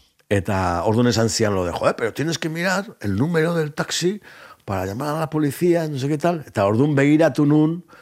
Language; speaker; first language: Spanish; non-native, local second language; Basque